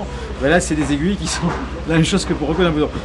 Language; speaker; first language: French; native; French